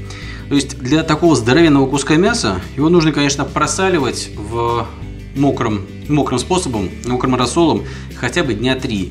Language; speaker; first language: Russian; native; Russian